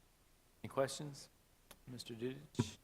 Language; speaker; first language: English; native; English